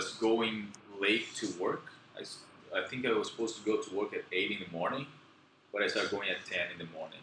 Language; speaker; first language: English; non-native, fluent; Portuguese